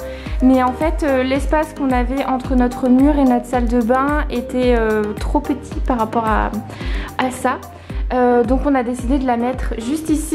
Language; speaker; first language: French; native; French